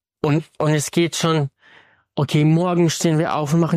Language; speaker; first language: German; non-native, fluent; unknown